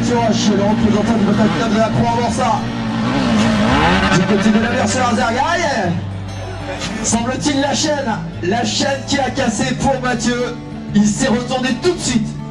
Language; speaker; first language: French; native; French